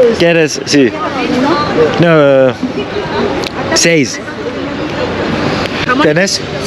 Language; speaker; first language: Spanish; non-native, learner; Turkish